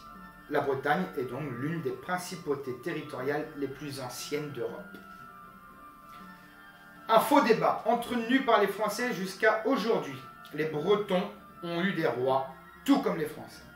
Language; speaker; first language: French; native; French